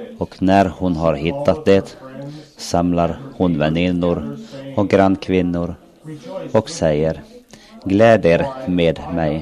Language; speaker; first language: Swedish; non-native, local second language; Finnish